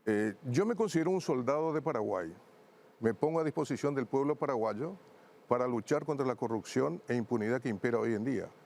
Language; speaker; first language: Spanish; native; Spanish